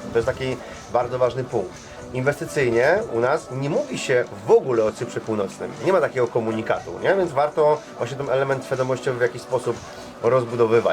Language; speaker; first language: Polish; native; Polish